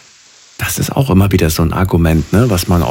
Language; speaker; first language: German; native; German